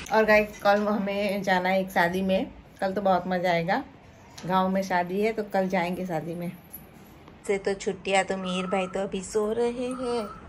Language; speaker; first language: Hindi; non-native, local second language; Gujarati